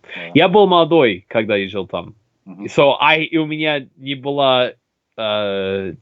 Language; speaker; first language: Russian; non-native, learner; English